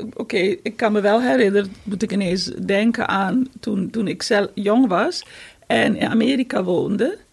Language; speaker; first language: Dutch; native; Dutch